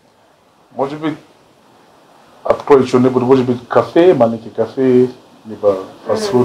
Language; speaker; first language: Russian; non-native, learner; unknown